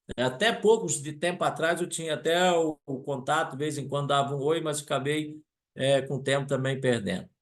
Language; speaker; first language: Portuguese; non-native, local second language; German